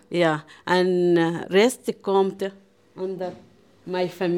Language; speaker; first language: Dutch; non-native, learner; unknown